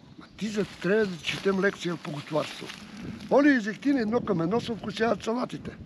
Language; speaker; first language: Bulgarian; native; Bulgarian